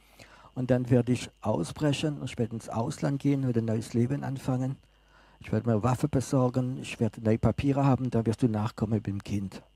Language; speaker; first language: German; non-native, fluent; French